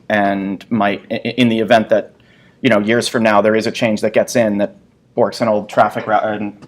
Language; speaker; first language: English; native; English